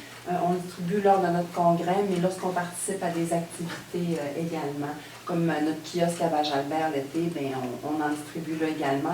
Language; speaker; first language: French; native; French